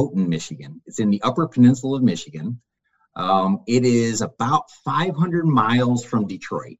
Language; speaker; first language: English; native; English